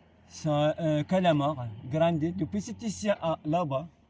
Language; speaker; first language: French; non-native, learner; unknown